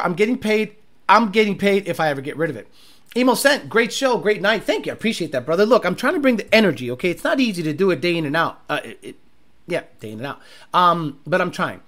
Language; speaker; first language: English; native; English